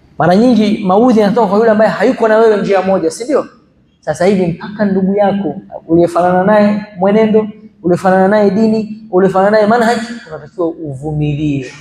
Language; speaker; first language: Swahili; native; Swahili